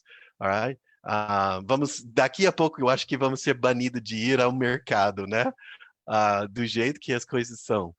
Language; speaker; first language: Portuguese; non-native, fluent; English